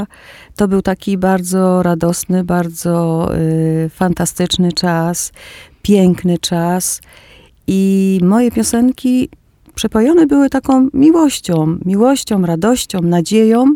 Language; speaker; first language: Polish; early bilingual, other home language; Greek